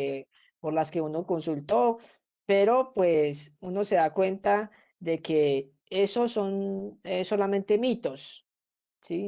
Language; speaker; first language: Spanish; native; Spanish